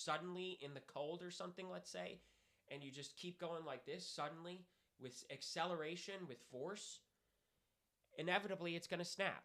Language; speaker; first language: English; native; English